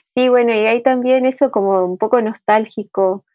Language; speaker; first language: Spanish; native; Spanish